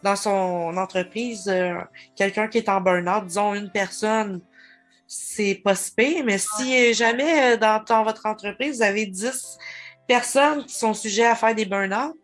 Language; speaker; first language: French; native; French